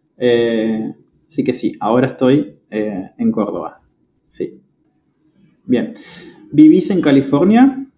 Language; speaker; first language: Spanish; native; Spanish